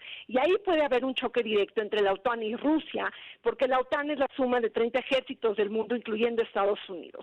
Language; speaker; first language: Spanish; native; Spanish